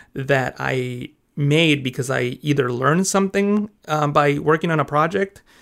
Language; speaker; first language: English; early bilingual, other home language; Spanish